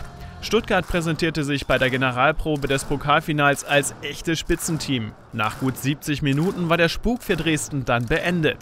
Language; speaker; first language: German; native; German